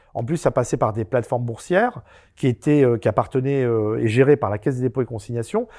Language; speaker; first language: French; native; French